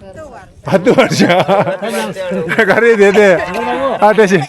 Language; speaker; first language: Kannada; non-native, local second language; Tibetan